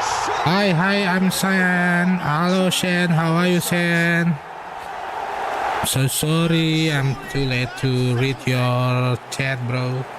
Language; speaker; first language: English; non-native, learner; Indonesian